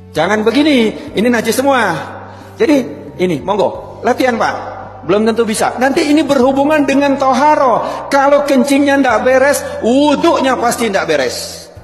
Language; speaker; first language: Indonesian; native; Indonesian